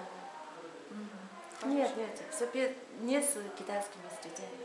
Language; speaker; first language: Russian; non-native, learner; Chinese